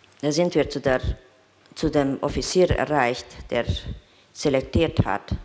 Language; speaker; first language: German; non-native, fluent; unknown